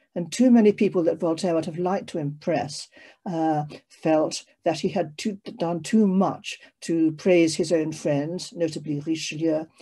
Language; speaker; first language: English; native; English